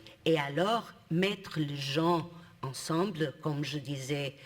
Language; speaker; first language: French; non-native, fluent; Portuguese